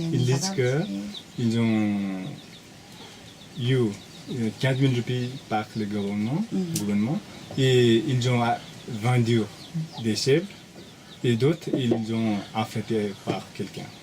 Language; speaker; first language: French; non-native, fluent; Nepali